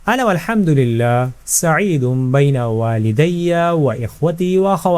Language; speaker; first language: Arabic; non-native, fluent; Urdu